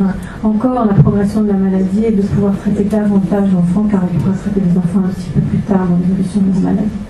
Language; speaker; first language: French; native; French